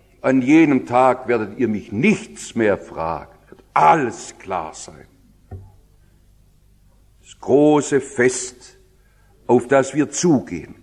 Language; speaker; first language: German; native; German